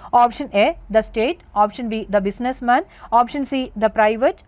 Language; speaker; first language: English; non-native, local second language; Malayalam